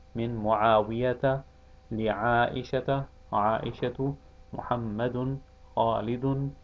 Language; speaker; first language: Arabic; non-native, fluent; Urdu